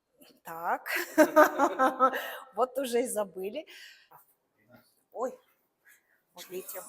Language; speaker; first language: Russian; native; Russian